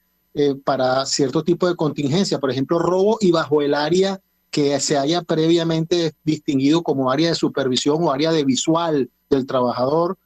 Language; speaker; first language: Spanish; native; Spanish